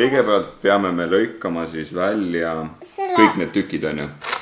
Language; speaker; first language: Estonian; native; Estonian